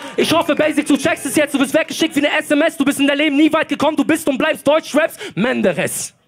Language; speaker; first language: German; early bilingual, other home language; Polish